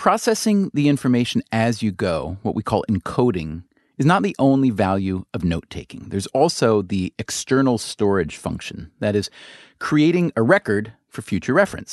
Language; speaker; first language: English; native; English